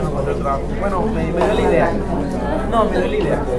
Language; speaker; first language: Spanish; non-native, local second language; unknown